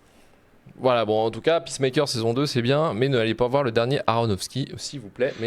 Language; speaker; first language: French; native; French